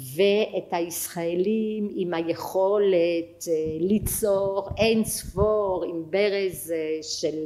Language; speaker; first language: Hebrew; non-native, fluent; French